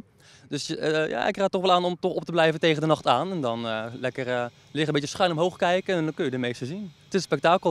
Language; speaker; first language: Dutch; native; Dutch